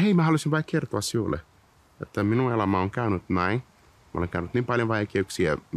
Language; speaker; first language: Finnish; non-native, fluent; Portuguese